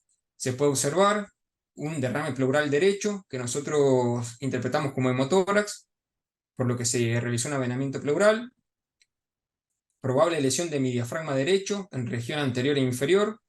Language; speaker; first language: Spanish; native; Spanish